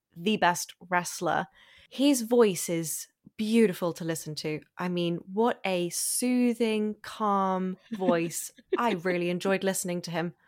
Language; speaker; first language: English; non-native, fluent; German